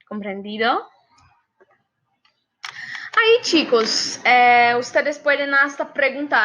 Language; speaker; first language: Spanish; non-native, fluent; Portuguese